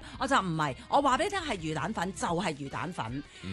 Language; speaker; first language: Cantonese; native; Cantonese